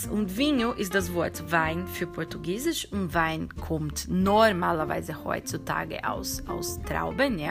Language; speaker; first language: German; non-native, fluent; Portuguese